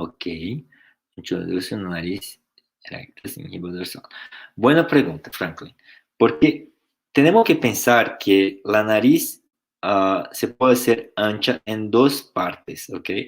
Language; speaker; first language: Spanish; non-native, fluent; Portuguese